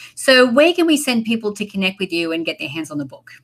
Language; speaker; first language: English; native; English